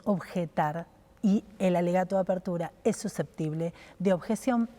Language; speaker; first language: Spanish; native; Spanish